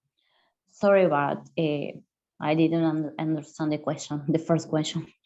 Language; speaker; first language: English; non-native, learner; Spanish